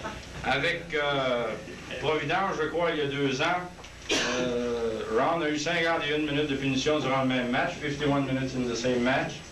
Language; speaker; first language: French; native; French